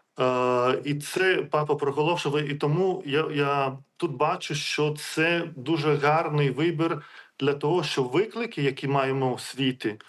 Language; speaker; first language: Ukrainian; non-native, fluent; Lithuanian